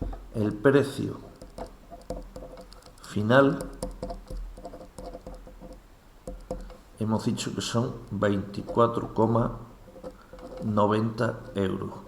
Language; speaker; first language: Spanish; native; Spanish